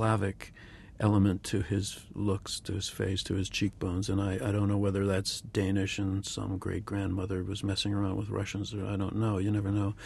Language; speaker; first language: English; native; English